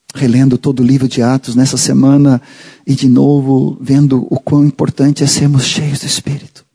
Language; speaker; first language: Portuguese; non-native, fluent; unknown